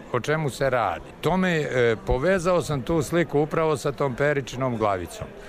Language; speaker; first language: Serbian; native; Serbian